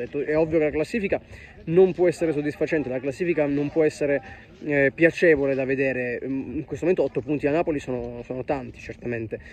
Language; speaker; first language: Italian; native; Italian